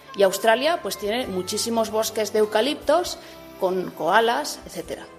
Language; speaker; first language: Spanish; native; Spanish